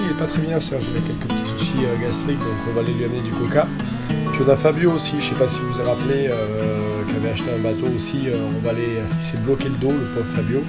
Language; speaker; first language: French; native; French